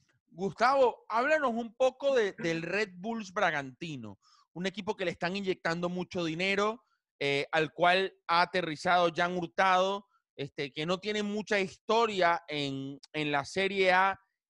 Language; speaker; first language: Spanish; native; Spanish